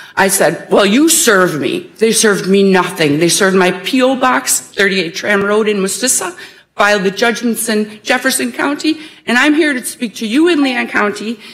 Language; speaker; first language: English; native; English